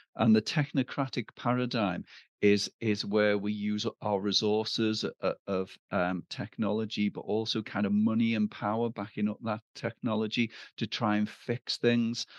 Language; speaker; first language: English; native; English